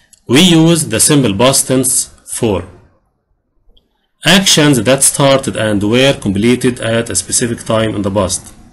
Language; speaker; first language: English; non-native, fluent; Arabic